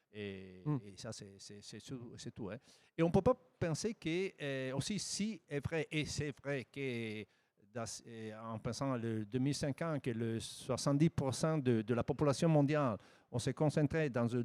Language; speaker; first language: French; non-native, fluent; Italian